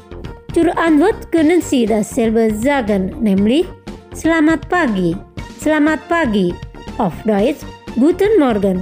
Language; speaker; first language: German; non-native, fluent; Indonesian